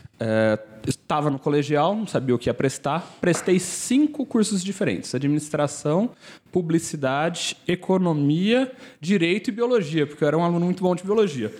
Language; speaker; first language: Portuguese; native; Portuguese